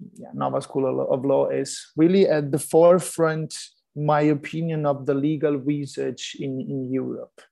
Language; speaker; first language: English; non-native, fluent; Italian